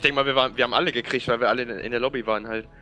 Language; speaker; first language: German; native; German